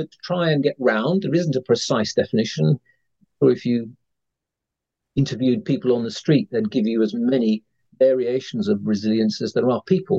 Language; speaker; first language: English; native; English